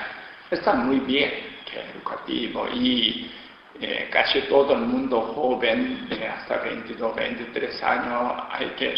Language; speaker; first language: Spanish; non-native, learner; Korean